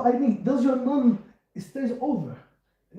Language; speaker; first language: English; non-native, fluent; Portuguese